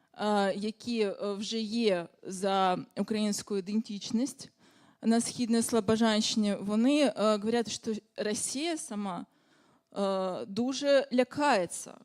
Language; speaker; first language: Ukrainian; non-native, fluent; Russian